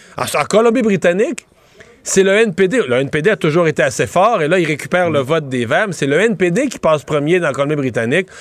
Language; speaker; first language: French; native; French